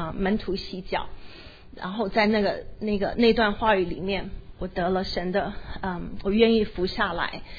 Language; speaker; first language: Chinese; native; Chinese